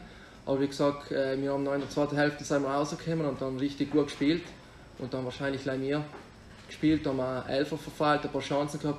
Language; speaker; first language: German; non-native, local second language; Italian